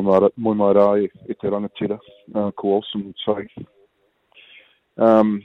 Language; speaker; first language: English; native; English